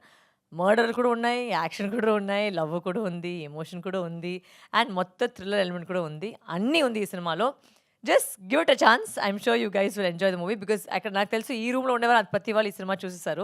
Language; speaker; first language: Telugu; non-native, fluent; Tamil